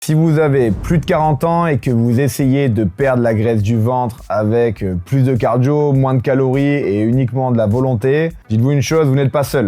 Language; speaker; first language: French; native; French